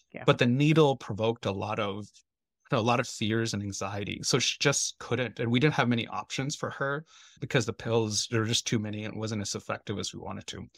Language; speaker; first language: English; native; English